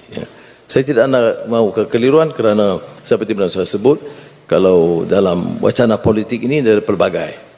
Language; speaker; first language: Malay; native; Malay